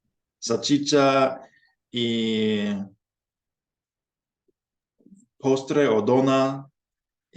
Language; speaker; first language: Spanish; non-native, fluent; English